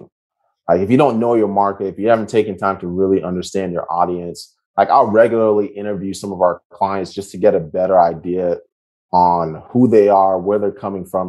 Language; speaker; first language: English; native; English